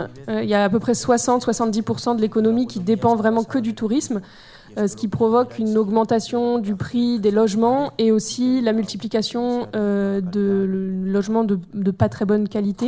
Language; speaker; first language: French; native; French